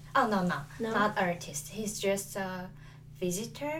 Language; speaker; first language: English; non-native, learner; Korean